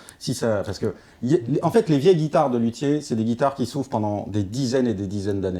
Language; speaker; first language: French; native; French